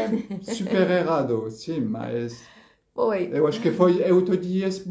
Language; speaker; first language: Portuguese; non-native, fluent; French